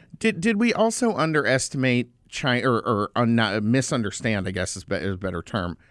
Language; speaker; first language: English; native; English